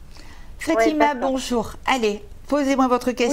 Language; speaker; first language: French; native; French